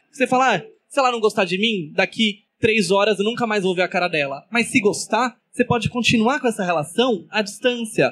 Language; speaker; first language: Portuguese; native; Portuguese